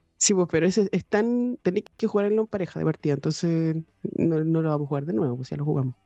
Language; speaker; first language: Spanish; native; Spanish